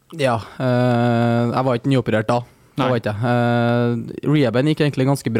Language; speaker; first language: Norwegian; native; Norwegian